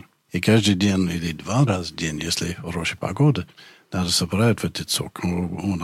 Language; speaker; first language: Russian; non-native, learner; English